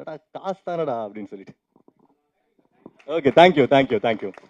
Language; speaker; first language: Tamil; native; Tamil